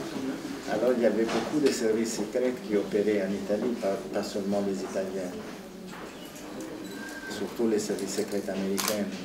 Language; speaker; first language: French; non-native, fluent; Italian